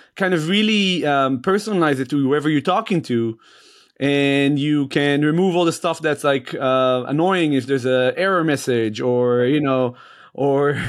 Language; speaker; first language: English; non-native, fluent; Hebrew